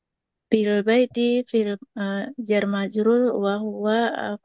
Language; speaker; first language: Arabic; non-native, learner; Indonesian